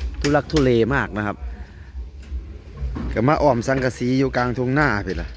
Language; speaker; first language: Thai; non-native, local second language; Northeastern Thai